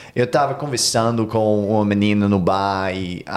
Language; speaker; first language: Portuguese; non-native, fluent; English